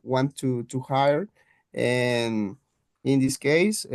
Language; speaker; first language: English; non-native, learner; Spanish